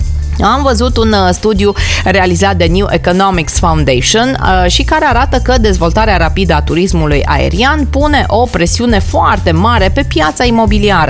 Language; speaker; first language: Romanian; native; Romanian